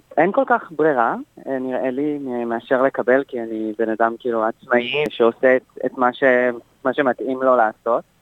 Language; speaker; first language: Hebrew; native; Hebrew